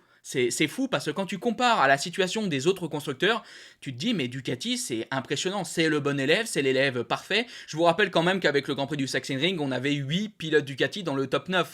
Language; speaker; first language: French; native; French